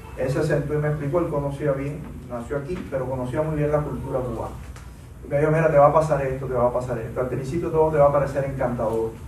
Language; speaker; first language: Spanish; native; Spanish